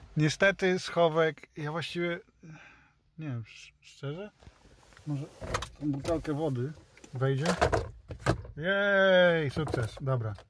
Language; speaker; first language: Polish; native; Polish